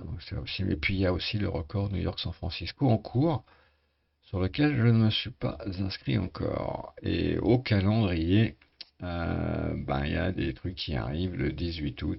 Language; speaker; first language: French; native; French